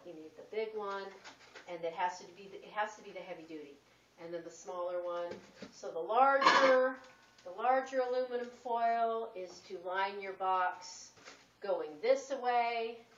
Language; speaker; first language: English; native; English